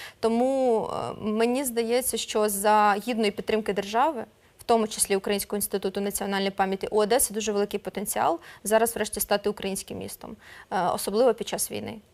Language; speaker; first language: Ukrainian; non-native, local second language; Russian